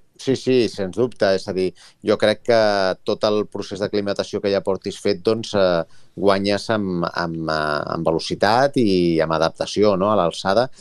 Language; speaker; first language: Catalan; native; Catalan